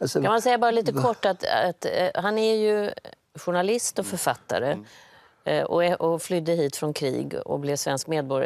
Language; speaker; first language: Swedish; native; Swedish